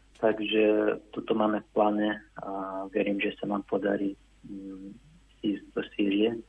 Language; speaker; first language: Slovak; non-native, fluent; Arabic